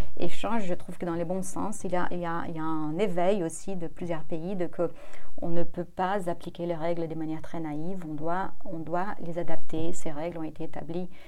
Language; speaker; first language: French; non-native, fluent; Portuguese